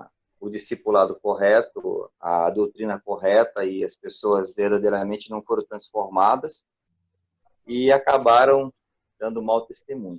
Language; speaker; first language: Portuguese; native; Portuguese